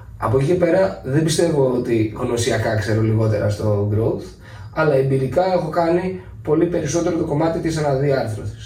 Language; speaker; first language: Greek; native; Greek